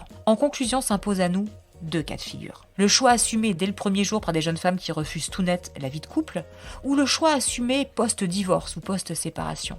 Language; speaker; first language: French; native; French